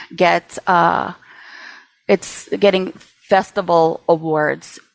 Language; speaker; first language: English; early bilingual, other home language; Spanish